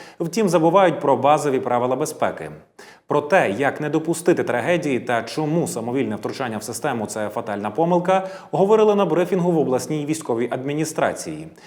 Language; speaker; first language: Ukrainian; native; Ukrainian